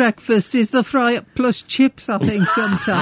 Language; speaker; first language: English; native; English